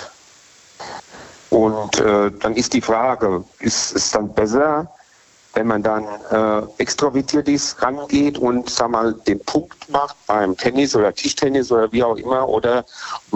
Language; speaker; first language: German; native; German